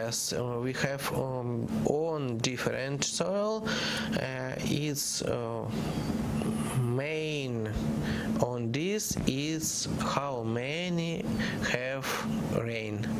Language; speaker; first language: English; non-native, learner; Ukrainian